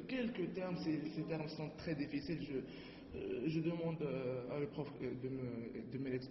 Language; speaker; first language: French; non-native, learner; Arabic